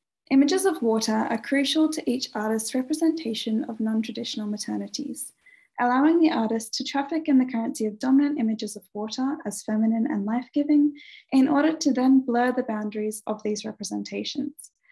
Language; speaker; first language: English; native; English